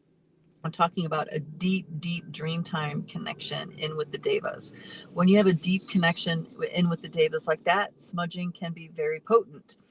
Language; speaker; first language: English; native; English